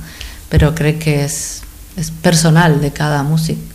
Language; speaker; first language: Catalan; non-native, fluent; Spanish